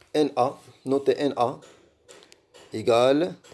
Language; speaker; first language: French; non-native, local second language; Arabic